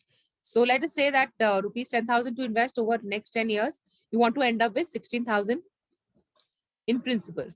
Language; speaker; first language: English; non-native, local second language; Hindi